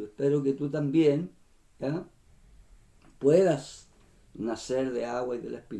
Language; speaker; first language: Spanish; native; Spanish